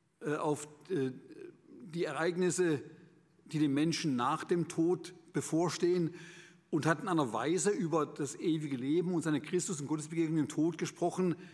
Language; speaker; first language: German; native; German